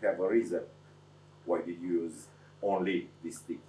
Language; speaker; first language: English; non-native, learner; Romanian